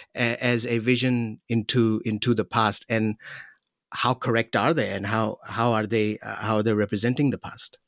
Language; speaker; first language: English; non-native, local second language; Urdu